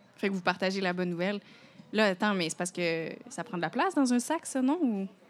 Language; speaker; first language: French; native; French